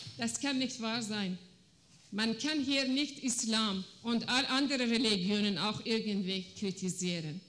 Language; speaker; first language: German; non-native, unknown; Persian